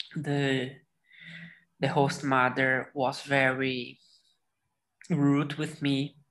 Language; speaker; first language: English; non-native, learner; Portuguese